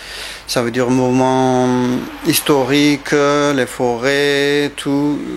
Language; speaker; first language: French; non-native, fluent; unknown